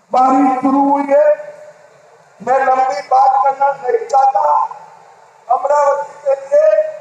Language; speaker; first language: Hindi; non-native, local second language; Gujarati